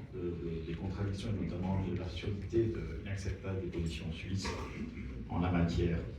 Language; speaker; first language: French; native; French